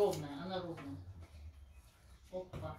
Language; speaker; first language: Russian; non-native, learner; Azerbaijani